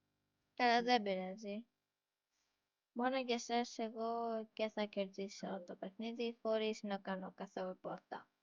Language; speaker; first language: Greek; early bilingual, heritage; Greek